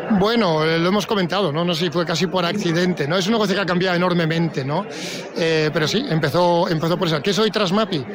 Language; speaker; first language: Spanish; non-native, local second language; Catalan